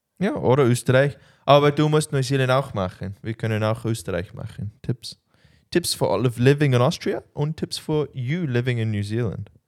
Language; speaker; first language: German; non-native, learner; English